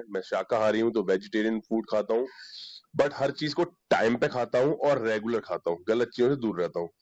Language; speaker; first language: Hindi; native; Hindi